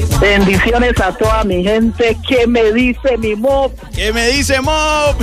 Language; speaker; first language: Spanish; native; Spanish